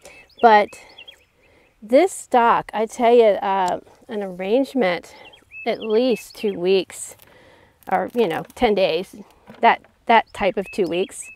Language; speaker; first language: English; native; English